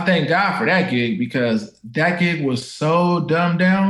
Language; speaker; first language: English; native; English